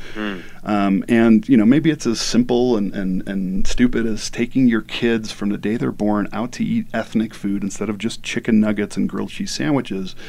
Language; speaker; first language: English; native; English